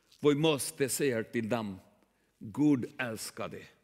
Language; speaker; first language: Swedish; non-native, learner; Urdu